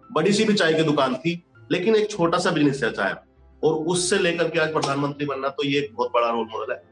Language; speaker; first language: Hindi; native; Hindi